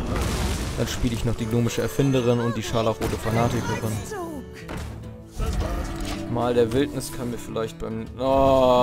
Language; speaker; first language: German; native; German